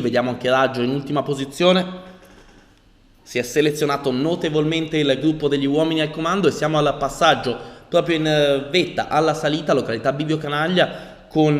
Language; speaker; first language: Italian; native; Italian